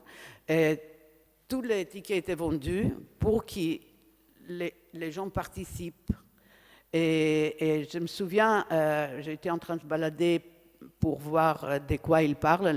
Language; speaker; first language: French; non-native, fluent; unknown